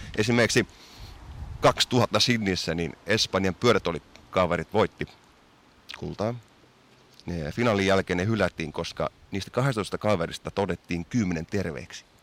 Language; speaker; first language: Finnish; early bilingual, heritage; Finnish